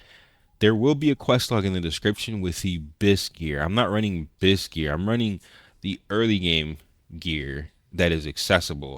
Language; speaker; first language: English; native; English